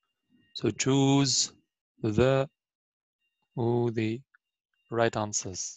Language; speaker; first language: English; non-native, learner; Arabic